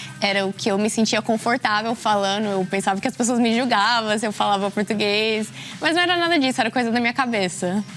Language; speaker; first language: Portuguese; early bilingual, heritage; Portuguese